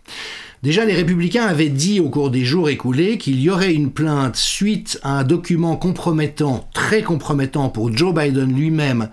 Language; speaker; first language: French; native; French